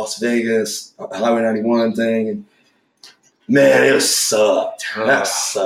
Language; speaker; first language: English; native; English